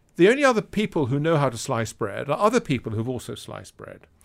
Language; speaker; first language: English; native; English